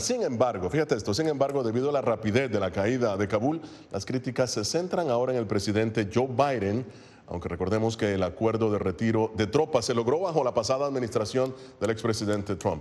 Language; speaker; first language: Spanish; native; Spanish